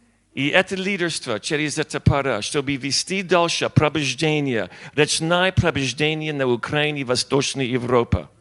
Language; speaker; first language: Russian; non-native, learner; English